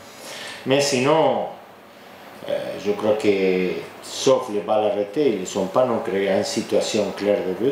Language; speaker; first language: French; non-native, fluent; Spanish